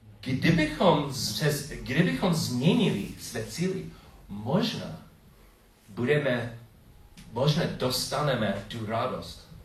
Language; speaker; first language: Czech; non-native, learner; English